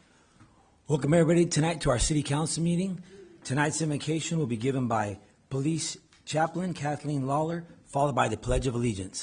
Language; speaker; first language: English; native; English